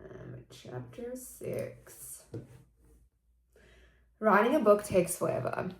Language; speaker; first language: English; native; English